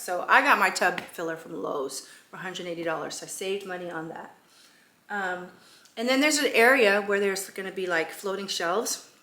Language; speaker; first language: English; native; English